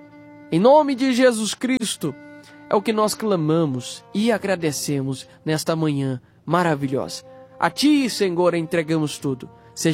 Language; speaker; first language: Portuguese; native; Portuguese